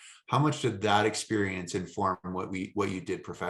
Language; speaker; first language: English; native; English